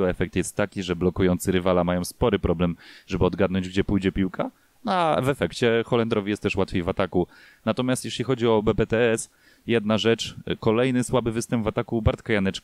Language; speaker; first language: Polish; native; Polish